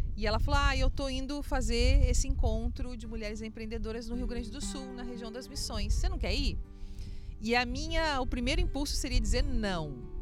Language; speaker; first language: Portuguese; native; Portuguese